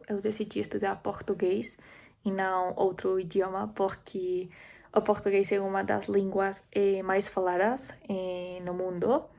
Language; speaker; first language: Portuguese; non-native, fluent; Spanish